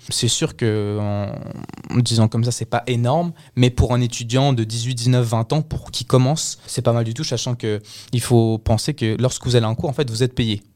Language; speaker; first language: French; early bilingual, other home language; Spanish